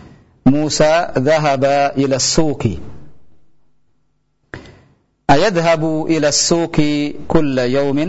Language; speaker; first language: Arabic; non-native, fluent; Indonesian